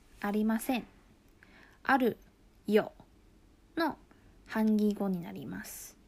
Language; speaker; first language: Japanese; non-native, local second language; Chinese